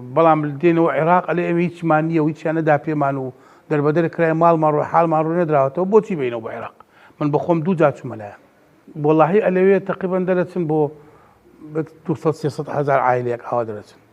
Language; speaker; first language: Central Kurdish; non-native, local second language; Southern Kurdish